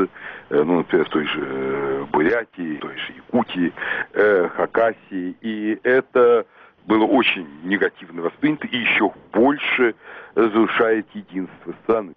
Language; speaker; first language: Russian; native; Russian